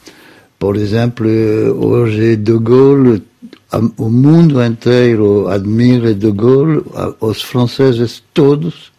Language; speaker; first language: Portuguese; non-native, fluent; French